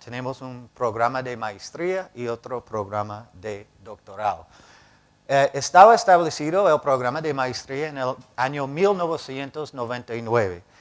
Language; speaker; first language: Spanish; non-native, fluent; English